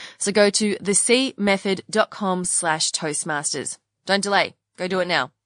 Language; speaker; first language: English; native; English